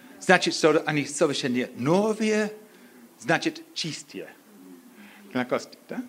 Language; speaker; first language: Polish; non-native, learner; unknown